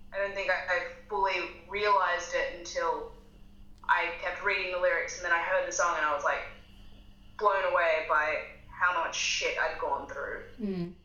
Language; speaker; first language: English; native; English